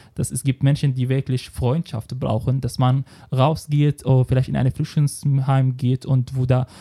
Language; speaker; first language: German; non-native, fluent; Arabic